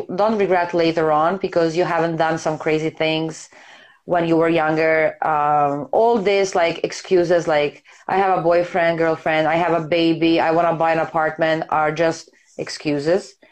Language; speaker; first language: English; non-native, fluent; Serbian